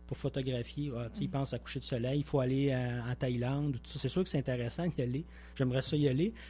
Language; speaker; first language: French; native; French